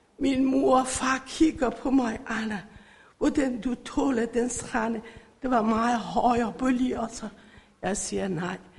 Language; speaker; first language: Danish; non-native, learner; Persian